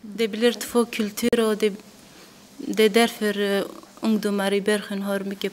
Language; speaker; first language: Swedish; non-native, learner; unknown